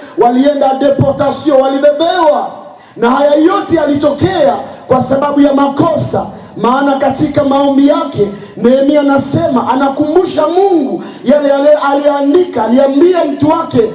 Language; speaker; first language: Swahili; non-native, local second language; Nande